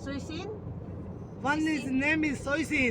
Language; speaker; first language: English; non-native, learner; Hiligaynon